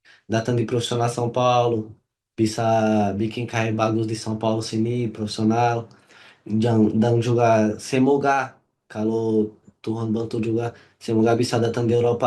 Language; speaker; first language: Indonesian; non-native, learner; Portuguese